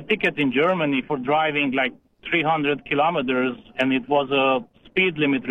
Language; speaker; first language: English; non-native, fluent; Romanian